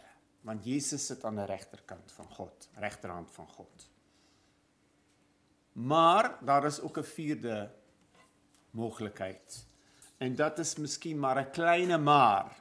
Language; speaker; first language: Dutch; non-native, fluent; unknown